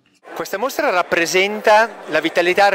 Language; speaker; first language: Italian; native; Italian